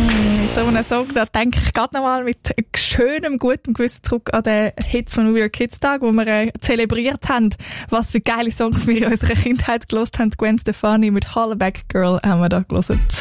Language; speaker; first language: German; native; German